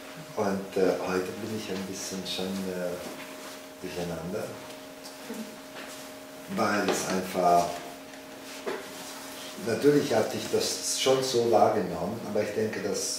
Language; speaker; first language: German; non-native, fluent; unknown